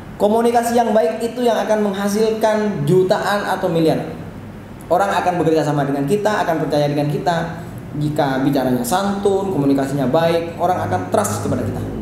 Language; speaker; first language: Indonesian; non-native, local second language; Madurese